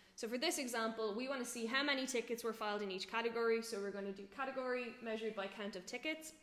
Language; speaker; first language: English; native; English